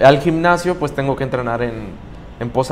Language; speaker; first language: Spanish; native; Spanish